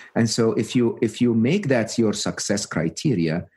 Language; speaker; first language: English; non-native, fluent; Arabic